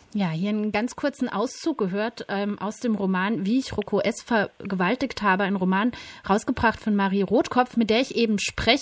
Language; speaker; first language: German; native; German